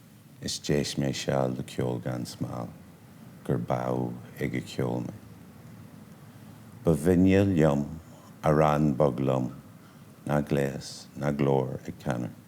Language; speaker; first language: Irish; non-native, local second language; English